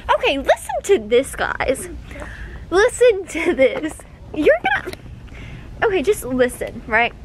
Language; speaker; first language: English; native; English